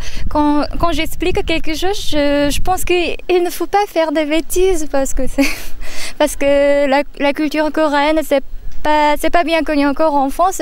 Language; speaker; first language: French; non-native, fluent; Korean